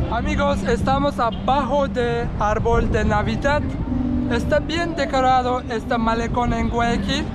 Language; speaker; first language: Spanish; non-native, learner; Turkish